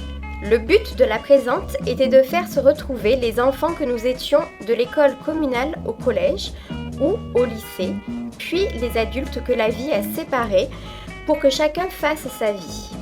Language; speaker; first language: French; native; French